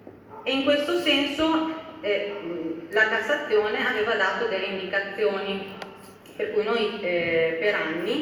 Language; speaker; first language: Italian; native; Italian